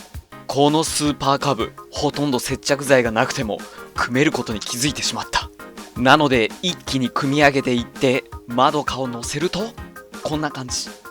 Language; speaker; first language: Japanese; native; Japanese